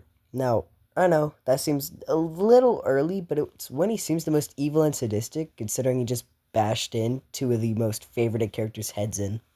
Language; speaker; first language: English; native; English